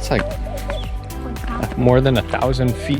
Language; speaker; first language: English; native; English